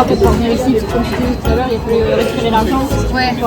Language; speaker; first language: French; native; French